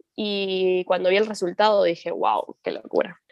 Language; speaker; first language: Spanish; native; Spanish